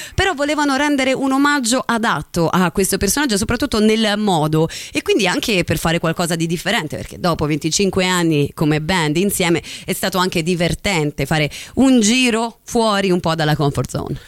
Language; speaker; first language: Italian; native; Italian